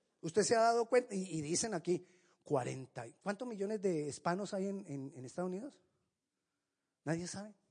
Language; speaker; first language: Spanish; native; Spanish